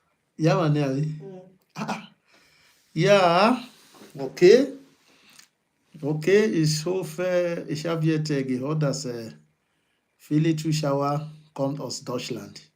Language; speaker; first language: German; non-native, learner; Yoruba